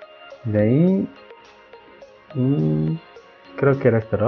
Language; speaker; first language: Spanish; native; Spanish